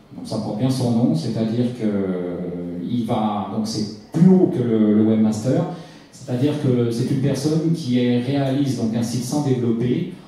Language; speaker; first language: French; native; French